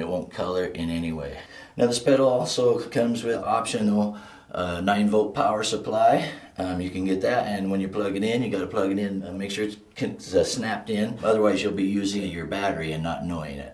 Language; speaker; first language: English; native; English